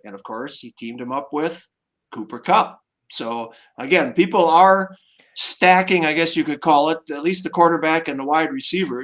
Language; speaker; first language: English; native; English